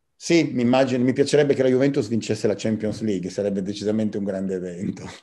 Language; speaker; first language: Italian; native; Italian